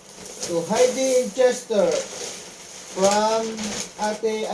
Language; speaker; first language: English; non-native, local second language; Filipino